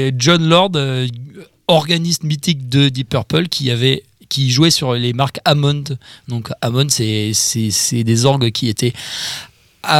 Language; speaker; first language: French; native; French